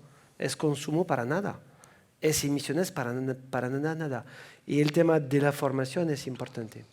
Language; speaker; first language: Spanish; non-native, fluent; French